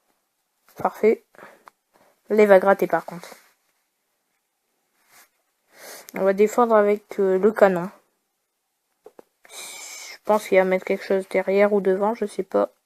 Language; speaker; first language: French; native; French